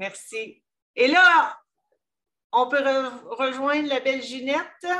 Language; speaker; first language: French; native; French